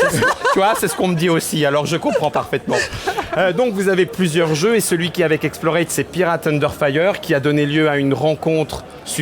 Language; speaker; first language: French; native; French